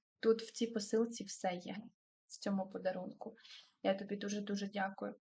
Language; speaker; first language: Ukrainian; non-native, local second language; Russian